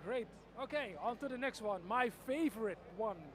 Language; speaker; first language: English; non-native, fluent; Dutch